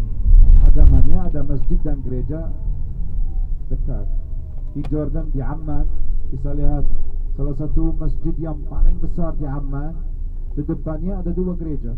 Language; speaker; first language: Indonesian; non-native, fluent; Arabic